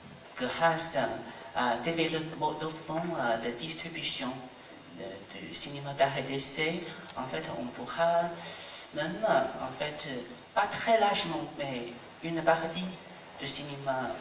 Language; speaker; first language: French; non-native, fluent; Chinese